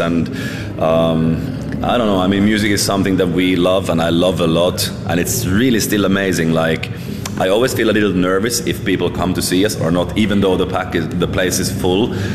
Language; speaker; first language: English; non-native, fluent; Finnish